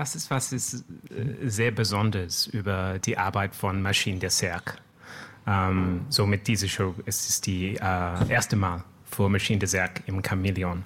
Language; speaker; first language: German; non-native, learner; English